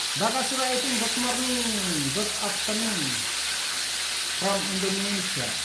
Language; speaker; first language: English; non-native, learner; Indonesian